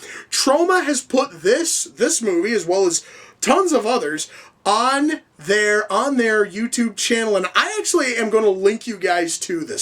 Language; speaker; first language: English; native; English